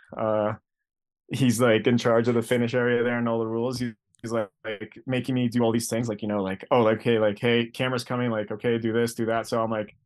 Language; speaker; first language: English; early bilingual, other home language; Greek